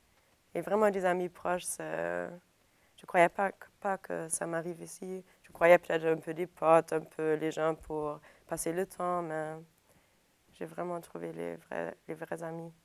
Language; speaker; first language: French; non-native, fluent; German